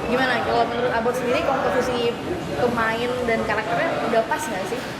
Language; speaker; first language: Indonesian; native; Indonesian